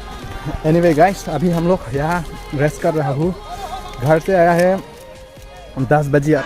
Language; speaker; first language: Hindi; non-native, local second language; Karbi